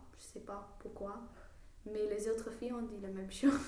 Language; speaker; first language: French; non-native, learner; English